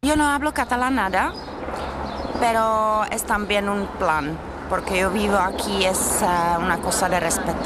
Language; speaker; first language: Spanish; non-native, learner; Czech